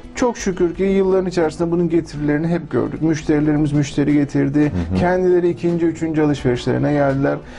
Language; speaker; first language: Turkish; early bilingual, heritage; Turkish